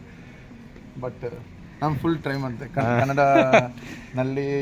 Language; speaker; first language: Kannada; non-native, learner; Telugu